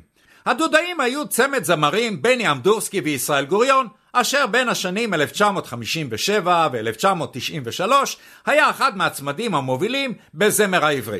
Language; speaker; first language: Hebrew; native; Hebrew